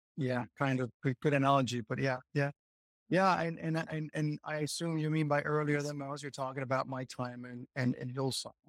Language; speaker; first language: English; non-native, fluent; Spanish